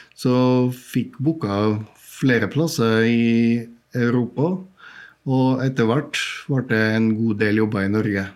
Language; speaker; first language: Norwegian; non-native, fluent; Bulgarian